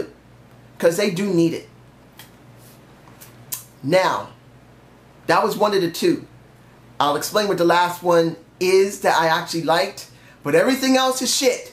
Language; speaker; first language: English; native; English